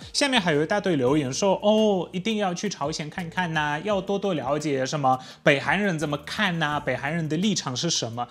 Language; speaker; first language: Chinese; non-native, fluent; Polish